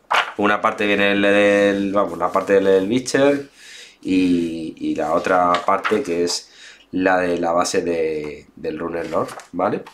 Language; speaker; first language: Spanish; native; Spanish